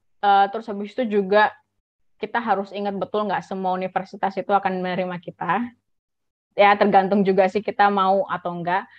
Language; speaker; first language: Indonesian; native; Indonesian